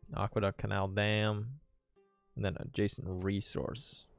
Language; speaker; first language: English; native; English